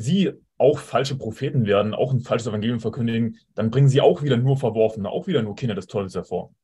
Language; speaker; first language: German; native; German